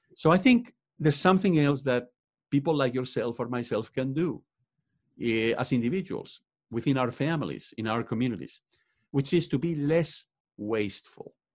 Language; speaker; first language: English; non-native, fluent; Spanish